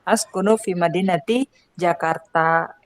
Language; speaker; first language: Arabic; non-native, learner; Indonesian